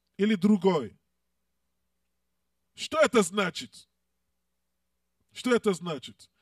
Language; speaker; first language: Russian; non-native, learner; English